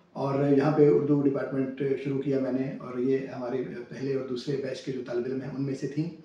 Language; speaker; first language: Urdu; native; Urdu